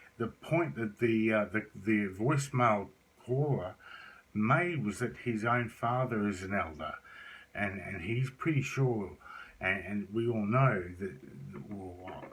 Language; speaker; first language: English; native; English